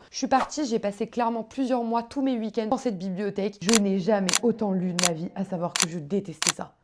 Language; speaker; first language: French; native; French